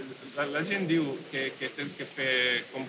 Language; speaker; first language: Catalan; non-native, fluent; Hungarian